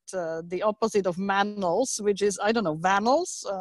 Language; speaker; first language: English; non-native, fluent; Slovak